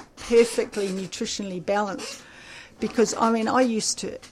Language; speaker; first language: English; native; English